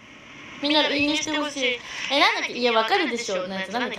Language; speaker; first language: Japanese; native; Japanese